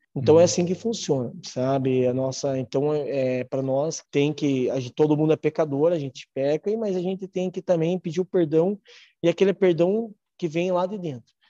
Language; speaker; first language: Portuguese; native; Portuguese